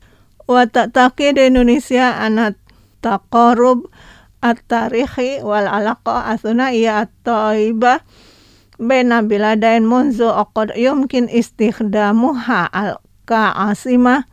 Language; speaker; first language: Arabic; non-native, fluent; Indonesian